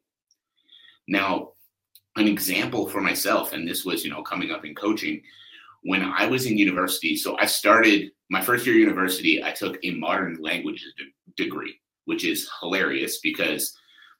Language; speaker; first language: English; native; English